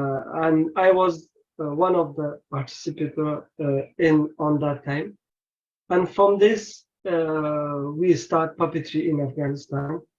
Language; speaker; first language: English; non-native, learner; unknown